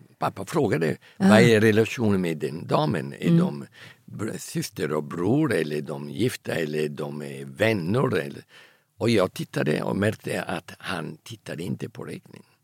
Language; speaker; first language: Swedish; early bilingual, heritage; Italian